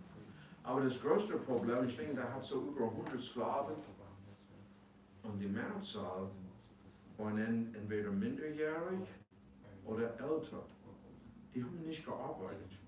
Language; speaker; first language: German; non-native, fluent; English